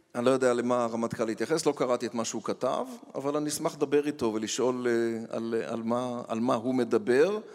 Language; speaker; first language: Hebrew; native; Hebrew